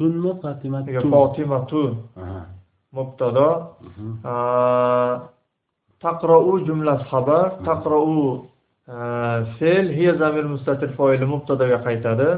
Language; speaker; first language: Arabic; non-native, learner; Uzbek